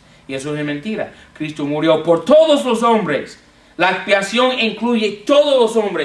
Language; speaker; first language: Spanish; non-native, fluent; English